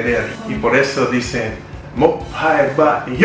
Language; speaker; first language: Spanish; non-native, learner; Vietnamese